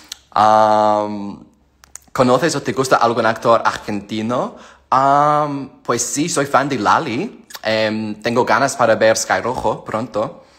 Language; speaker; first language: Spanish; non-native, learner; English